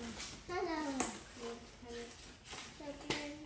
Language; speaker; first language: Chinese; early bilingual, heritage; Chinese